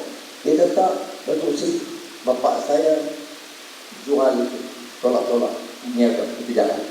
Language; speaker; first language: Malay; native; Malay